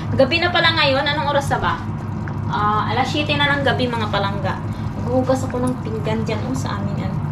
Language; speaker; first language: Filipino; non-native, local second language; Hiligaynon